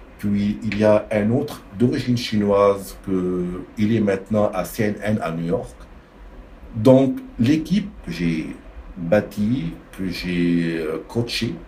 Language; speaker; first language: French; non-native, local second language; Arabic